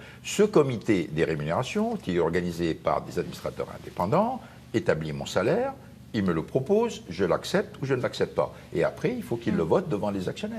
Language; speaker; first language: French; native; French